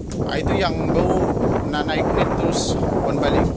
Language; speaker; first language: Malay; native; Malay